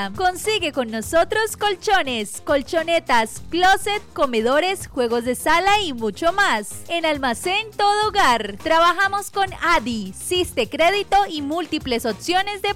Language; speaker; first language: Spanish; native; Spanish